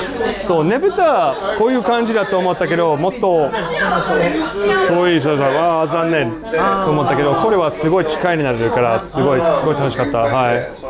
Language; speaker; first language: Japanese; non-native, learner; English